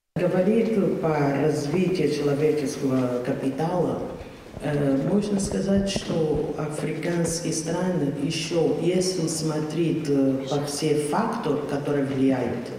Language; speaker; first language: Russian; non-native, fluent; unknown